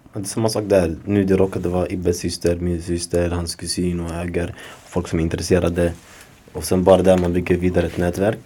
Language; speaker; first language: Swedish; early bilingual, other home language; Somali